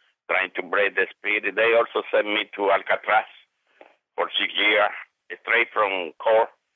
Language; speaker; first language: English; non-native, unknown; Spanish